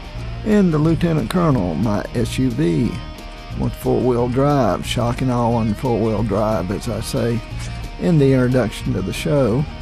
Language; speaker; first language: English; native; English